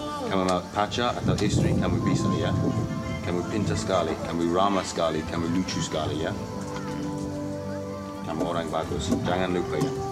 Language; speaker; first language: Indonesian; non-native, learner; English